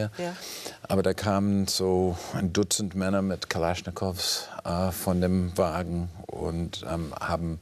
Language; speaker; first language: German; non-native, fluent; English